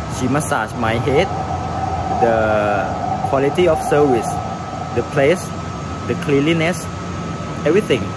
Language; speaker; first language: English; non-native, fluent; Thai